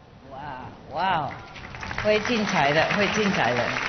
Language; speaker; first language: Chinese; non-native, fluent; Vietnamese